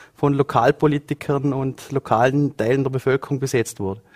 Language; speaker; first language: German; native; German